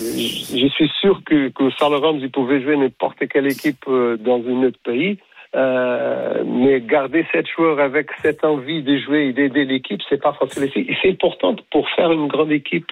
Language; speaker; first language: French; non-native, fluent; Portuguese